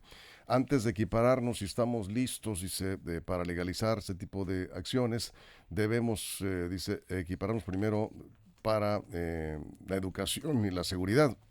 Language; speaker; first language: Spanish; native; Spanish